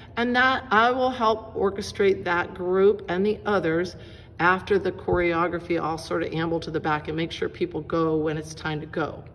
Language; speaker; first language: English; native; English